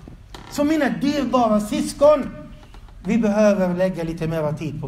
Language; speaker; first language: Swedish; non-native, fluent; Arabic